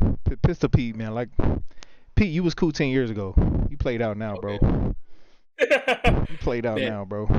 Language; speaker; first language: English; native; English